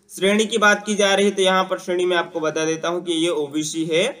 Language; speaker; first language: Hindi; native; Hindi